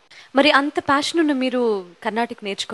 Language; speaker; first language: Telugu; native; Telugu